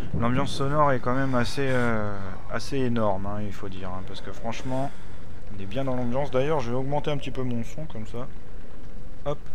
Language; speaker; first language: French; native; French